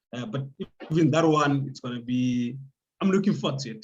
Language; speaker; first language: English; non-native, local second language; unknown